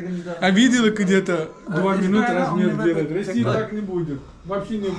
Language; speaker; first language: Russian; non-native, learner; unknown